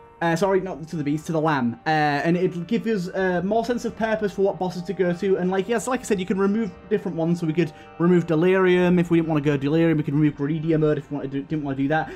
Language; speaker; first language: English; native; English